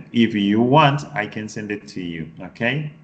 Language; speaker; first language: English; non-native, fluent; Spanish